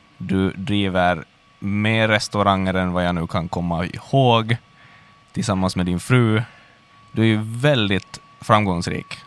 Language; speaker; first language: Swedish; native; Swedish